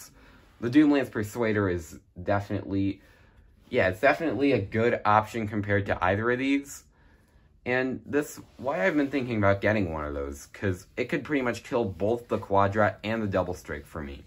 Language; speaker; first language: English; native; English